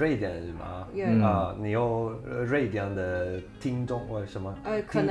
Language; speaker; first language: Chinese; non-native, fluent; Swedish